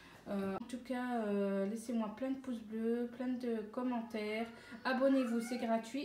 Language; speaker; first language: French; native; French